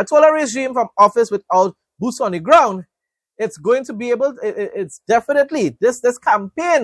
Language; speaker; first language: English; native; English